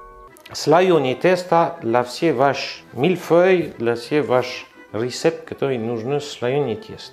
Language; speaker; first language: Russian; non-native, learner; French